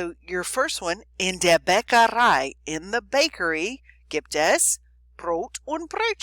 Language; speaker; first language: German; non-native, fluent; English